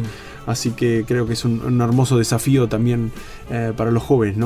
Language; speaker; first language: Spanish; native; Spanish